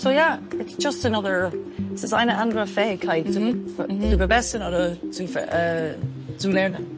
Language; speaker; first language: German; non-native, learner; English